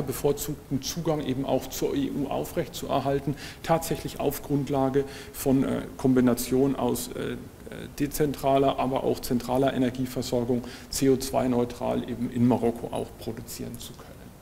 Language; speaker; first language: German; native; German